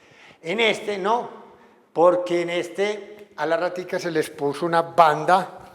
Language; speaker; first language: Spanish; native; Spanish